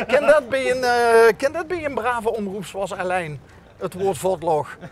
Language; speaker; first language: Dutch; native; Dutch